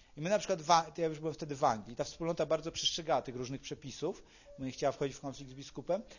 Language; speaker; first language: Polish; native; Polish